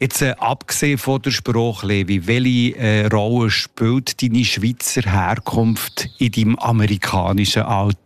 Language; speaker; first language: German; native; German